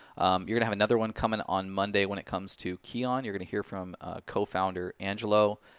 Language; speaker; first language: English; native; English